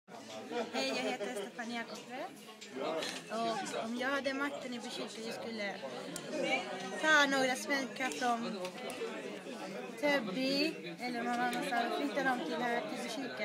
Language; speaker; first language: Swedish; non-native, fluent; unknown